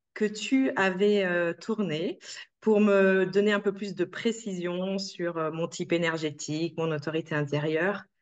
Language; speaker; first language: French; native; French